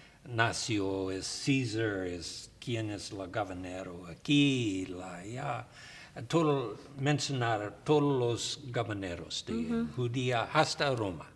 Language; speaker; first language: Spanish; non-native, learner; English